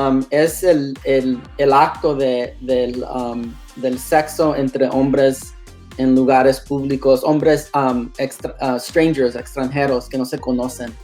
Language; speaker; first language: Spanish; early bilingual, heritage; Spanish